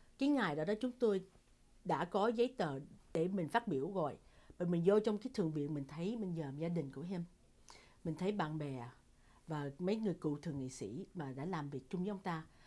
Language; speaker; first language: Vietnamese; early bilingual, heritage; Vietnamese